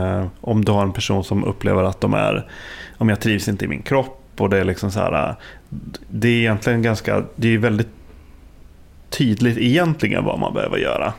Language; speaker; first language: Swedish; native; Swedish